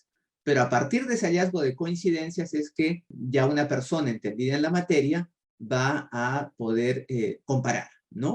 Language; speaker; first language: Spanish; native; Spanish